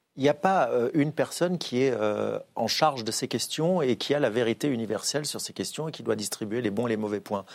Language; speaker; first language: French; native; French